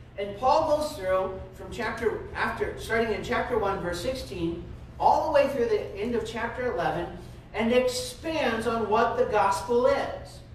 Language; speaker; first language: English; native; English